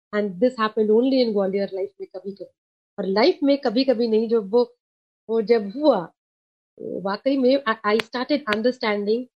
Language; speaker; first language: Hindi; non-native, local second language; Sindhi